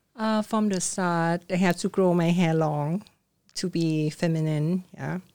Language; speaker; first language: English; non-native, learner; Thai